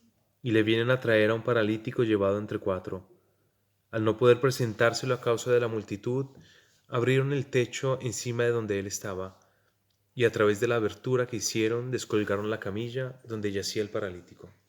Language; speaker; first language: Spanish; native; Spanish